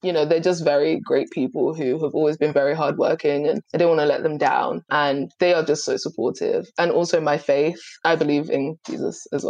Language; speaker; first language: English; native; English